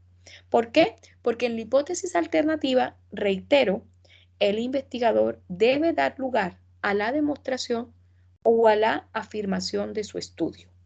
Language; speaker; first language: Spanish; native; Spanish